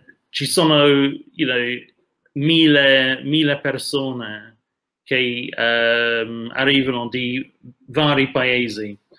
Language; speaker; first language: Italian; non-native, fluent; English